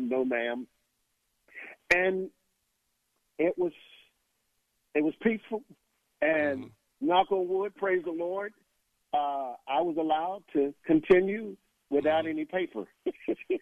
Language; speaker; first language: English; native; English